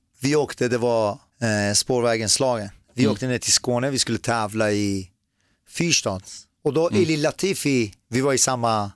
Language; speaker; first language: Swedish; early bilingual, other home language; Persian